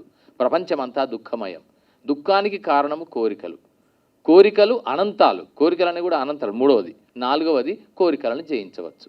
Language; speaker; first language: Telugu; native; Telugu